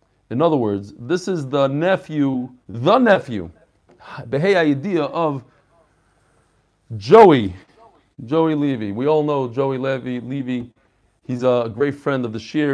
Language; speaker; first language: English; native; English